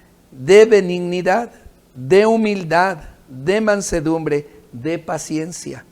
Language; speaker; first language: Spanish; native; Spanish